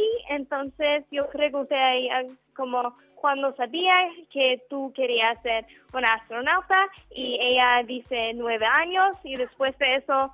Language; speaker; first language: Spanish; non-native, learner; English